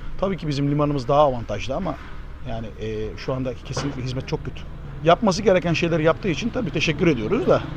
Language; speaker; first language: Turkish; native; Turkish